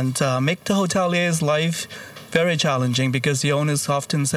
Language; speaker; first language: English; non-native, local second language; Cantonese